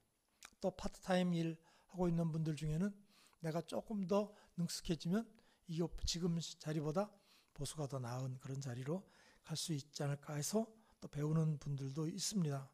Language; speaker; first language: Korean; native; Korean